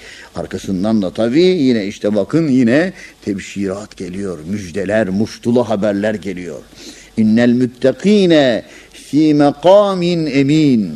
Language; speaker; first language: Turkish; native; Turkish